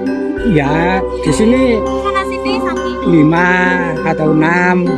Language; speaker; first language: Indonesian; non-native, local second language; Javanese